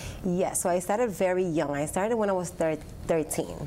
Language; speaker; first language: English; early bilingual, other home language; Spanish